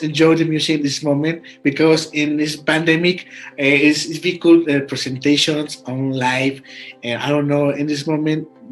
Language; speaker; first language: English; non-native, learner; Spanish